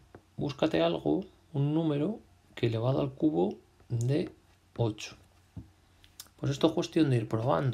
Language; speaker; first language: Spanish; native; Spanish